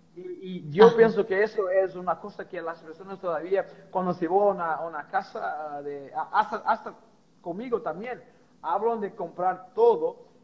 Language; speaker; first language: Spanish; non-native, fluent; Portuguese